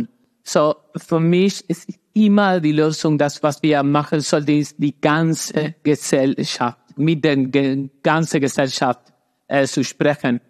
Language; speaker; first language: German; non-native, learner; Spanish